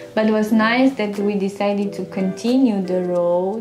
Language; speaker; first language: English; non-native, learner; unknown